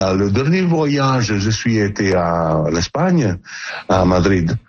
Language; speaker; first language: French; non-native, learner; Italian